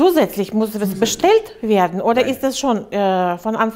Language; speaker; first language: German; non-native, fluent; Russian